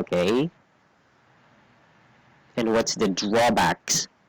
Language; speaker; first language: English; non-native, fluent; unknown